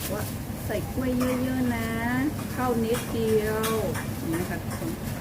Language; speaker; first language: Thai; non-native, local second language; Shan